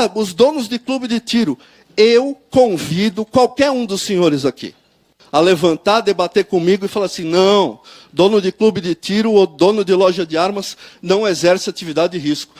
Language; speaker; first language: Portuguese; native; Portuguese